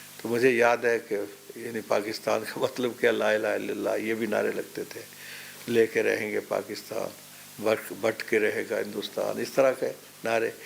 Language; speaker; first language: Urdu; non-native, local second language; Pahari-Potwari